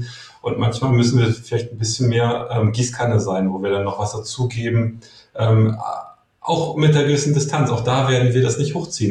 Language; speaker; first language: German; native; German